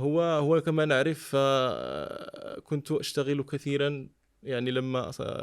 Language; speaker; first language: Arabic; native; Arabic